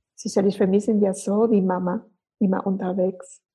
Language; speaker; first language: German; non-native, fluent; Spanish